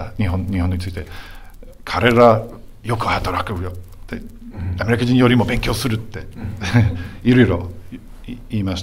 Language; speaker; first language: Japanese; non-native, fluent; English